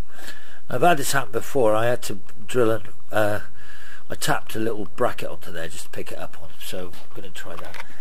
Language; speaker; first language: English; native; English